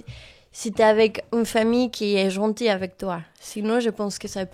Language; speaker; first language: French; non-native, learner; Spanish